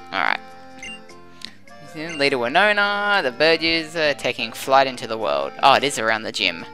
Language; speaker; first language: English; native; English